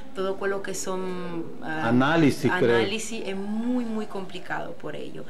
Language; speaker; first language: Spanish; non-native, fluent; French